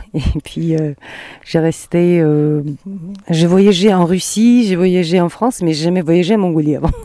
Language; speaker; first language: French; non-native, fluent; Mongolian